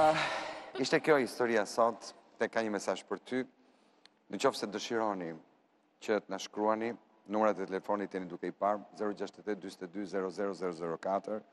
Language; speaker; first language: Albanian; native; Albanian